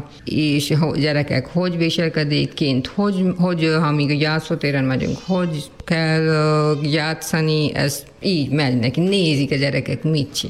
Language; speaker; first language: Hungarian; non-native, learner; Urdu